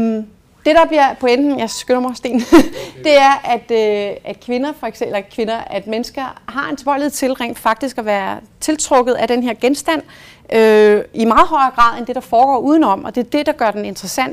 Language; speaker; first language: Danish; native; Danish